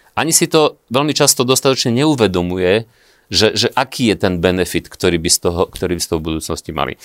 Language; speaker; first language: Slovak; native; Slovak